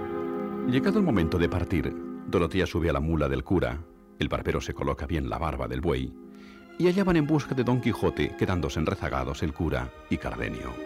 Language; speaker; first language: Spanish; native; Spanish